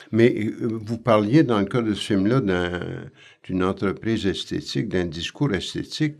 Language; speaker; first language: French; native; French